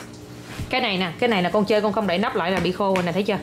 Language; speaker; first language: Vietnamese; native; Vietnamese